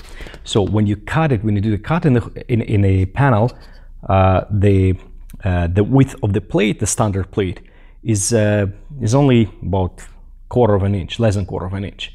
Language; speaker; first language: English; non-native, fluent; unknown